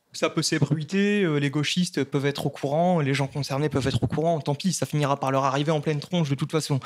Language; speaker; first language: French; native; French